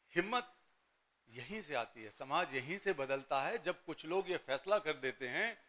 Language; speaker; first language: Hindi; native; Hindi